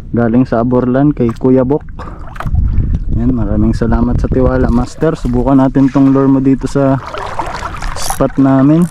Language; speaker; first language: Filipino; native; Filipino